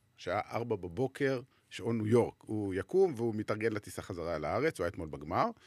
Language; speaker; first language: Hebrew; native; Hebrew